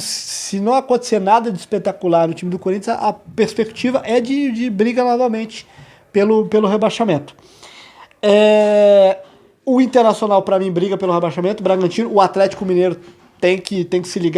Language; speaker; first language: Portuguese; native; Portuguese